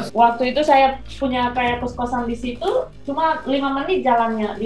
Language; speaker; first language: Indonesian; non-native, fluent; Spanish